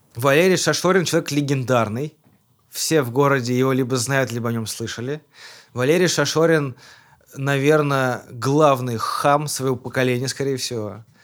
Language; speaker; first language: Russian; native; Russian